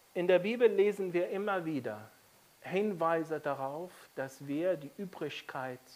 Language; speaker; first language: German; non-native, fluent; Arabic